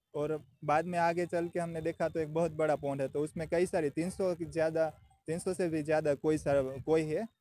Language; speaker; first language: Hindi; non-native, local second language; Gujarati